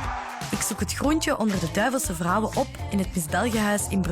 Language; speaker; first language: Dutch; native; Dutch